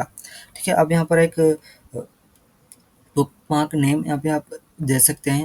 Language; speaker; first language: Hindi; native; Hindi